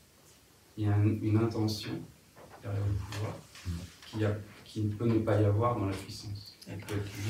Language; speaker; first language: French; native; French